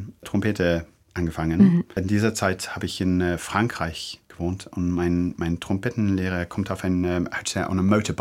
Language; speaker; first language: German; non-native, fluent; English